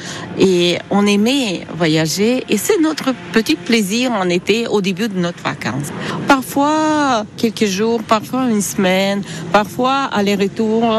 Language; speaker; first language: French; non-native, learner; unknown